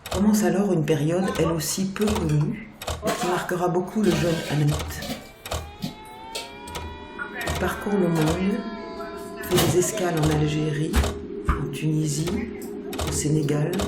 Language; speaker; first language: French; native; French